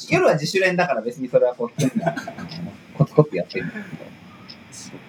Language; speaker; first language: Japanese; native; Japanese